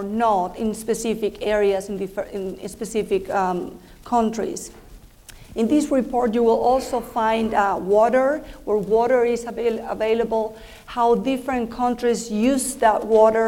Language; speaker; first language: English; non-native, fluent; Spanish